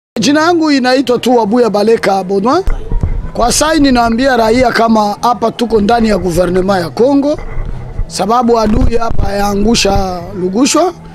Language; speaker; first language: Swahili; native; Swahili